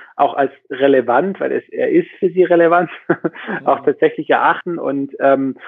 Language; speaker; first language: German; native; German